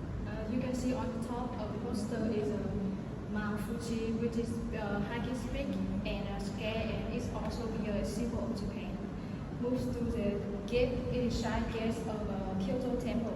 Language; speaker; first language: English; non-native, learner; Vietnamese